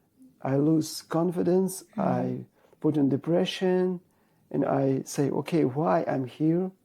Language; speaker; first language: English; non-native, learner; Ukrainian